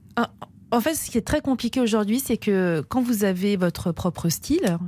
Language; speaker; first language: French; native; French